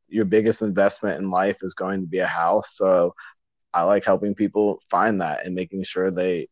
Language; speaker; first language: English; native; English